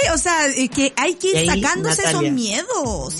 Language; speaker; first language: Spanish; native; Spanish